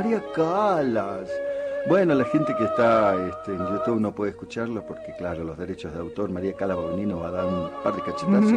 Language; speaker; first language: Spanish; native; Spanish